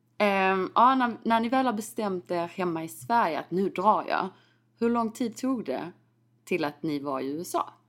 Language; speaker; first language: Swedish; native; Swedish